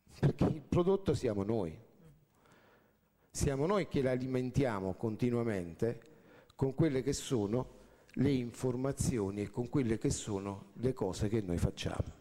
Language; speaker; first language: Italian; native; Italian